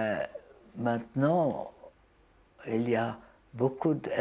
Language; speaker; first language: French; non-native, fluent; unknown